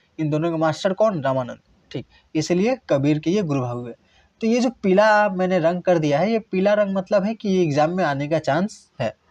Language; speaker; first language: Hindi; non-native, local second language; Bangla